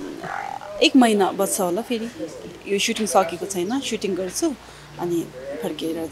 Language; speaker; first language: Nepali; non-native, fluent; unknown